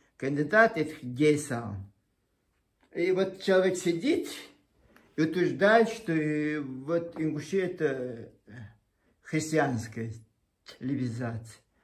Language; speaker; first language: Russian; non-native, local second language; Chechen